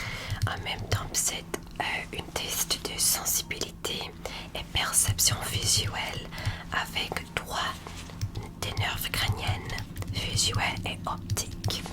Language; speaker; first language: French; non-native, learner; English